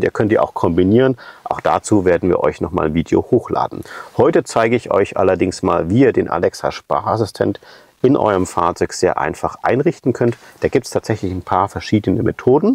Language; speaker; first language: German; native; German